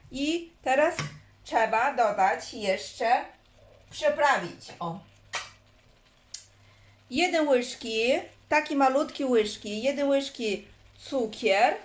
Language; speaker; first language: Polish; non-native, learner; Chinese